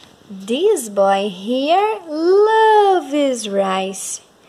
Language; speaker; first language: English; non-native, fluent; Portuguese